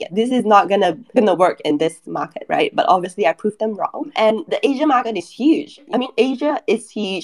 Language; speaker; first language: English; non-native, local second language; Chinese